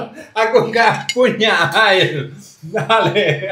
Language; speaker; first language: Indonesian; non-native, learner; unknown